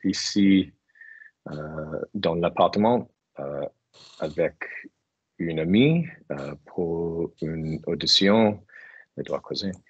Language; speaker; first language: French; non-native, learner; English